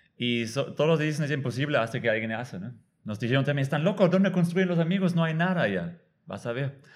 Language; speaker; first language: Spanish; non-native, fluent; German